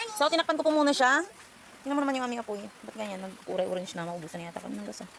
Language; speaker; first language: Filipino; native; Filipino